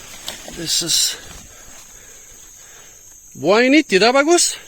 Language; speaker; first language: Indonesian; non-native, learner; German